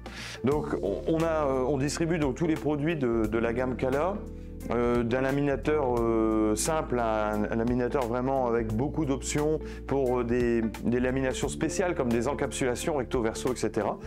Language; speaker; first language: French; native; French